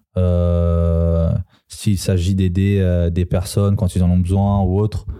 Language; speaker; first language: French; early bilingual, other home language; Serbian